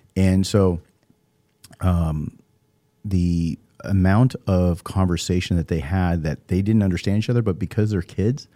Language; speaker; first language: English; native; English